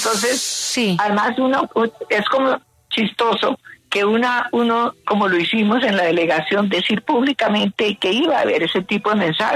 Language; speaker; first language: Spanish; native; Spanish